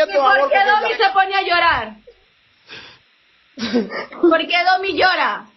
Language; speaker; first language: Spanish; native; Spanish